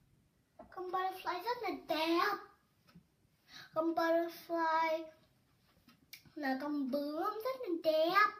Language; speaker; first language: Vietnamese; early bilingual, heritage; Vietnamese